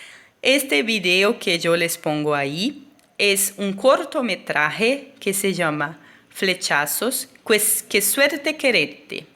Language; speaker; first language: Spanish; non-native, fluent; Portuguese